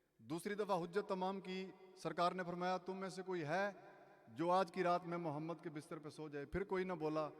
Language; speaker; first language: Urdu; non-native, local second language; Saraiki